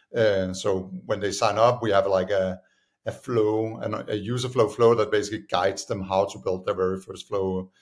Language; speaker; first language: English; non-native, fluent; Danish